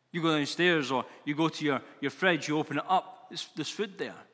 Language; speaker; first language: English; native; English